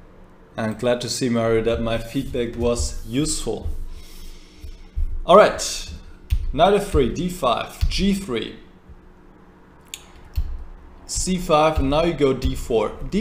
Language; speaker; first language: English; non-native, fluent; German